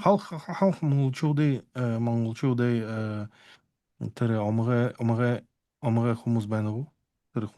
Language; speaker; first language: Mongolian; non-native, learner; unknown